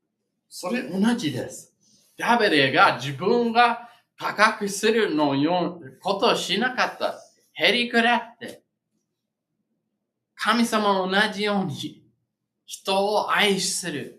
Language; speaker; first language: Japanese; non-native, fluent; English